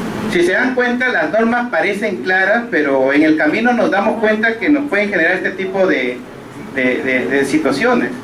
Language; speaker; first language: Spanish; native; Spanish